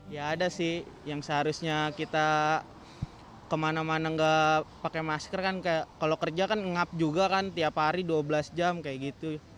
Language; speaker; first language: Indonesian; native; Indonesian